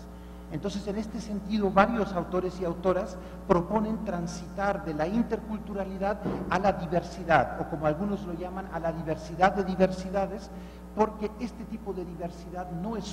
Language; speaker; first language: Spanish; non-native, fluent; German